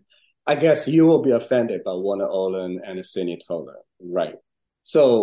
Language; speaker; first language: English; non-native, fluent; Chinese